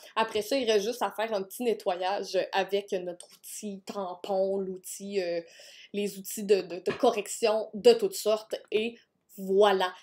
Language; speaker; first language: French; native; French